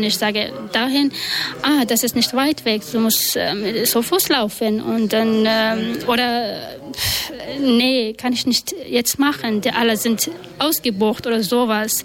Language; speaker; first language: German; non-native, learner; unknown